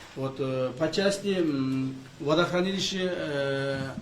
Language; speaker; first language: Russian; non-native, local second language; Kyrgyz